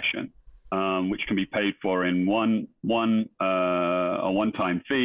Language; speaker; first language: English; native; English